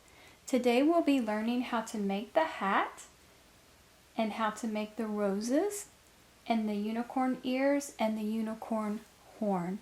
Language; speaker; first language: English; native; English